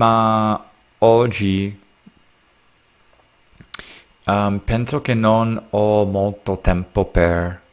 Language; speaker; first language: Italian; non-native, learner; English